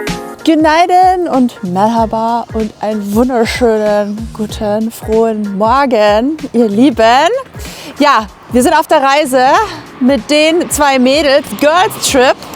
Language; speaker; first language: German; native; German